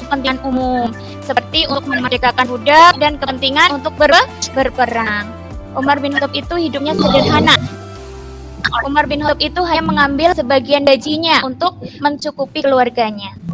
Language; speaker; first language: Indonesian; native; Indonesian